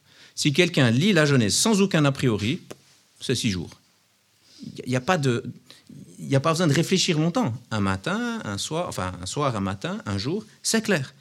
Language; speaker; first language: French; native; French